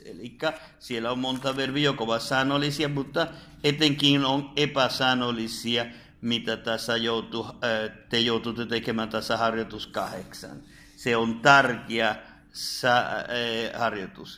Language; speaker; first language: Finnish; non-native, fluent; Spanish